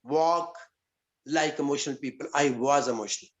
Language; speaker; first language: English; non-native, local second language; Urdu